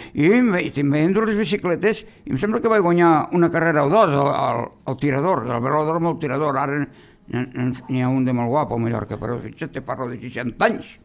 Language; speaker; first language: Catalan; native; Catalan